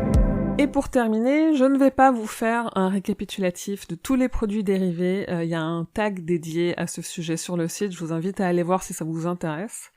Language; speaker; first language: French; native; French